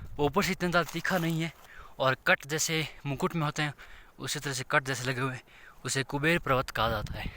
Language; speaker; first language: Hindi; native; Hindi